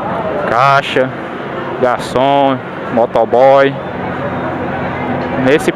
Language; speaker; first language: Portuguese; native; Portuguese